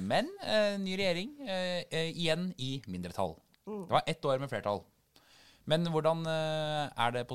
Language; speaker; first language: Norwegian; native; Norwegian